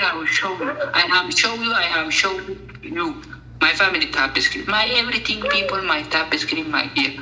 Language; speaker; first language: English; non-native, learner; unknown